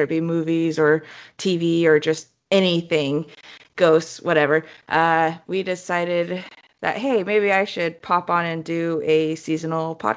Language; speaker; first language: English; native; English